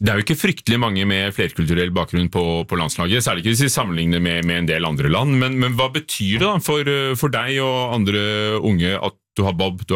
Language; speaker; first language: Norwegian; native; Norwegian